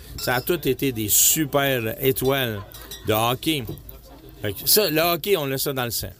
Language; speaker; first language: French; native; French